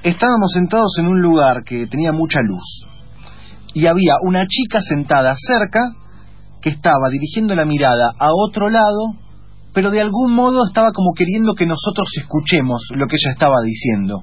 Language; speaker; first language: Spanish; native; Spanish